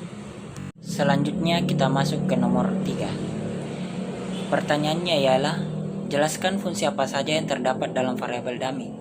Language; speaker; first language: Indonesian; native; Indonesian